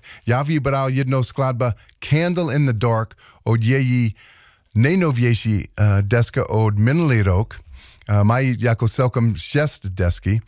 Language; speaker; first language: Czech; non-native, learner; English